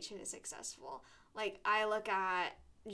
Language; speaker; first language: English; native; English